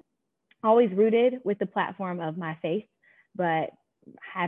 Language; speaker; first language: English; native; English